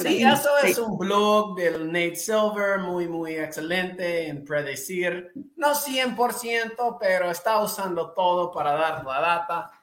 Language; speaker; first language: Spanish; non-native, fluent; English